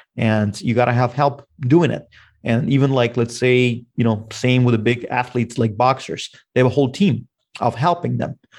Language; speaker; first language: English; non-native, fluent; Russian